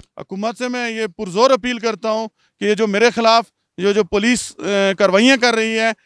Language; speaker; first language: Urdu; non-native, local second language; Punjabi